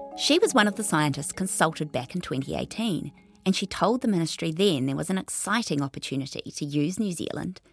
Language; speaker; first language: English; native; English